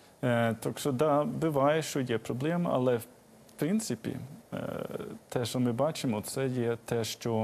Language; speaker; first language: Ukrainian; non-native, fluent; Swedish